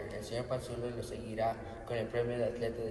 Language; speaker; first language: Spanish; early bilingual, other home language; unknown